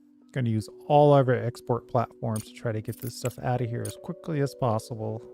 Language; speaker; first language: English; native; English